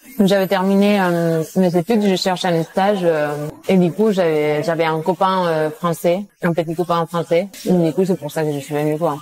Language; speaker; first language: French; non-native, fluent; Spanish